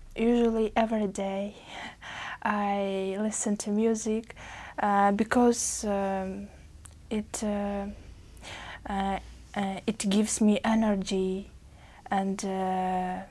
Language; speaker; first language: English; non-native, fluent; Uzbek